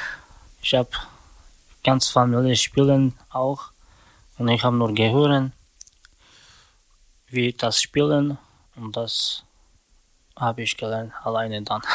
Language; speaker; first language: German; non-native, learner; Romany